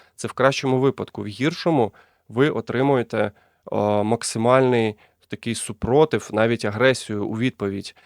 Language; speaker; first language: Ukrainian; non-native, local second language; Russian